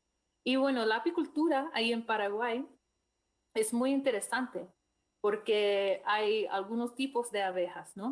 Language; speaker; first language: Spanish; non-native, fluent; English